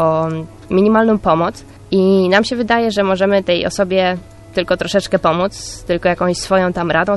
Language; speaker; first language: Polish; native; Polish